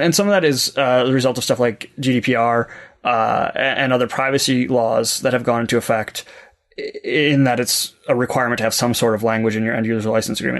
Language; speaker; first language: English; native; English